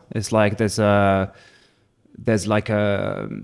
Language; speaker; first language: English; non-native, fluent; French